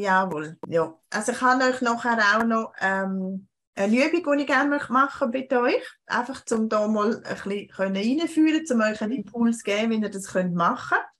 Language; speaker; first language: German; native; German